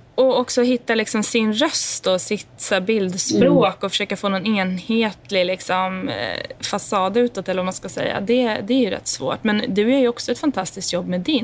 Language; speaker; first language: Swedish; native; Swedish